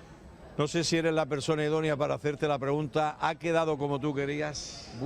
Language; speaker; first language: Spanish; native; Spanish